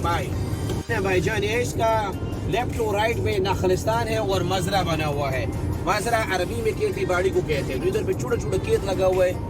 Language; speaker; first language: Urdu; non-native, local second language; Pashto